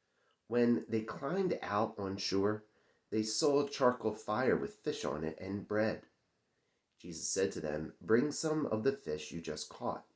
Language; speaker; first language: English; native; English